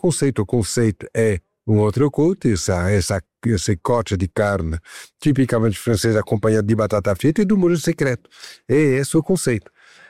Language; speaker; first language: Portuguese; non-native, fluent; French